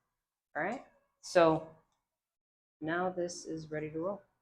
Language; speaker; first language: English; native; English